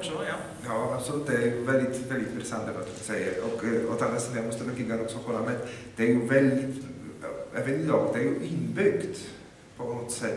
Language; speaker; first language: Swedish; non-native, fluent; Polish